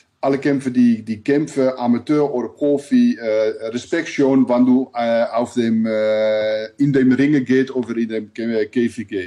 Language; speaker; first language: German; non-native, learner; Dutch